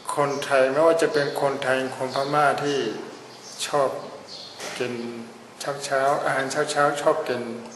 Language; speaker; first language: Thai; non-native, fluent; Burmese